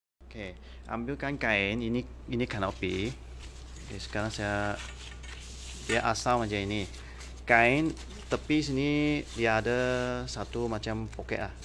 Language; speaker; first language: Malay; non-native, local second language; Chinese